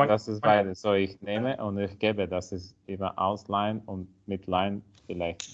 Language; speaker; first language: German; non-native, learner; Italian